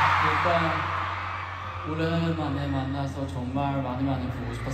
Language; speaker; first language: Korean; non-native, fluent; Chinese